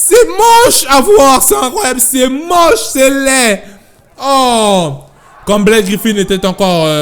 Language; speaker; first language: French; native; French